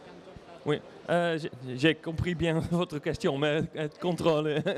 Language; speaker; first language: French; non-native, learner; Dutch